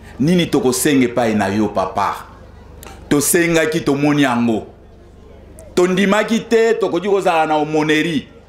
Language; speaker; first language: Lingala; non-native, local second language; Kongo